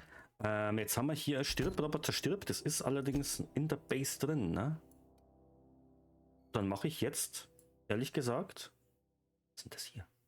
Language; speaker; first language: German; native; German